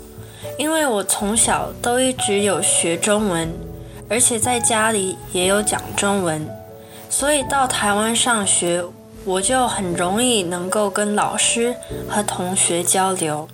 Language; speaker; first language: Chinese; early bilingual, heritage; Chinese